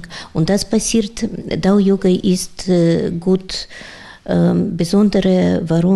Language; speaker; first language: German; non-native, learner; Russian